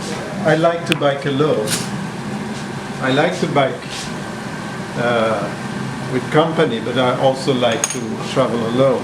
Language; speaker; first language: English; non-native, fluent; Swedish